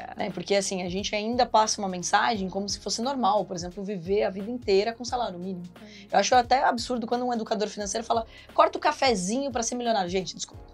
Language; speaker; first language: Portuguese; native; Portuguese